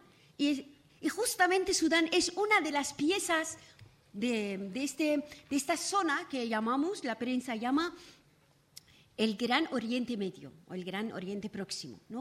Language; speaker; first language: Spanish; non-native, fluent; Persian